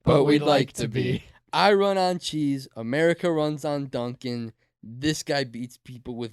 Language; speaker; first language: English; native; English